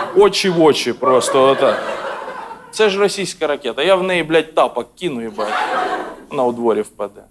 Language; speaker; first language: Ukrainian; non-native, local second language; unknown